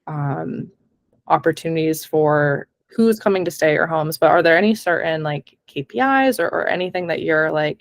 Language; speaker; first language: English; native; English